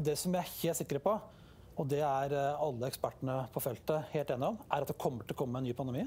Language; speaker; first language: Norwegian; native; Norwegian